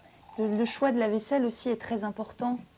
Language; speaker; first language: French; native; French